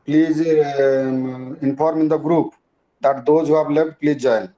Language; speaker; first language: English; non-native, local second language; Hindi